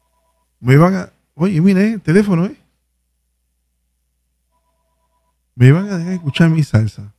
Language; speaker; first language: Spanish; native; Spanish